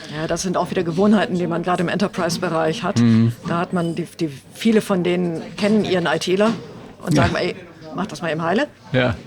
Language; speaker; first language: German; native; German